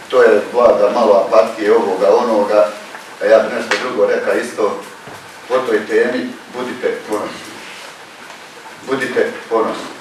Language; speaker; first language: Croatian; native; Croatian